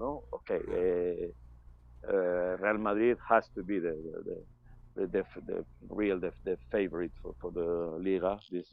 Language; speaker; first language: English; non-native, fluent; Spanish